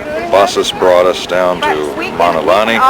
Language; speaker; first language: English; native; English